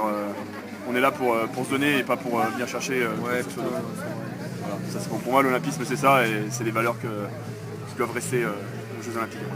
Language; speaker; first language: French; native; French